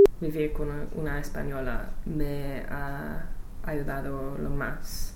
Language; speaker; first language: Spanish; non-native, learner; English